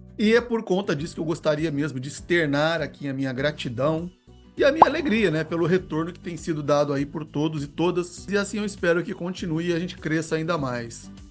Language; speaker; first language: Portuguese; native; Portuguese